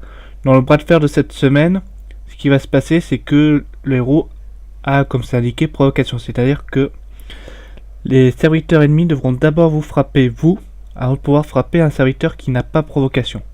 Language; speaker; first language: French; native; French